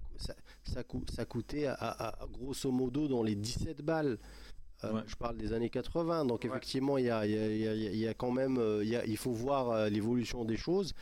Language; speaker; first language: French; non-native, local second language; Arabic